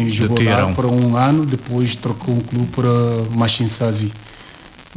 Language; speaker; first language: Portuguese; non-native, learner; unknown